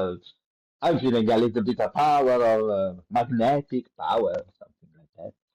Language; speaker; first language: English; non-native, learner; Italian